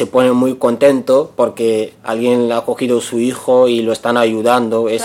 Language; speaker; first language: Spanish; non-native, learner; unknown